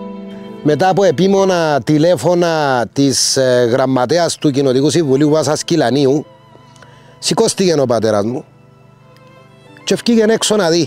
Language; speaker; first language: Greek; native; Greek